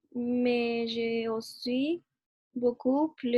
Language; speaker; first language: French; non-native, learner; Spanish